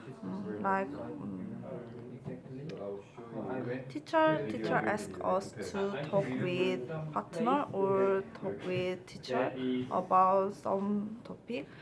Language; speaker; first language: English; non-native, learner; Korean